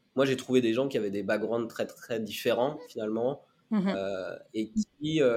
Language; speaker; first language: French; native; French